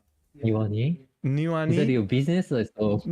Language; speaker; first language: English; non-native, fluent; Japanese